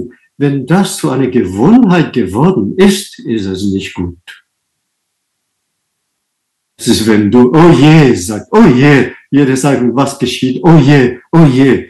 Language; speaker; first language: German; non-native, fluent; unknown